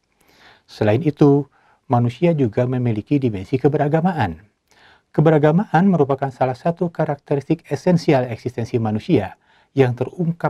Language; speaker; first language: Indonesian; native; Indonesian